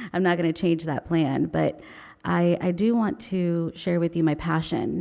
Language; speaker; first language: English; native; English